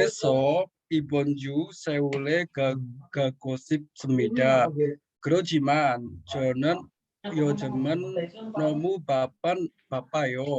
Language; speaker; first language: Korean; non-native, learner; Indonesian